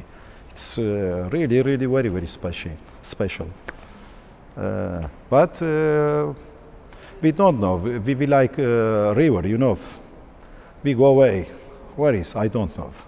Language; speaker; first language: English; non-native, learner; Turkish